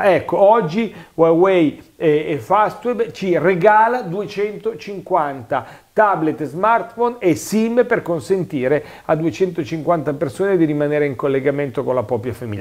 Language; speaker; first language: Italian; native; Italian